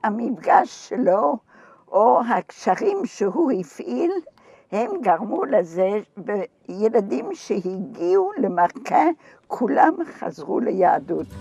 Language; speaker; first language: Hebrew; non-native, fluent; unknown